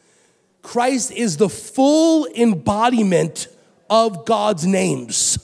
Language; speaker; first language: English; native; English